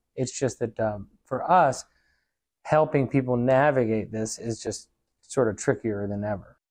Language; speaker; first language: English; native; English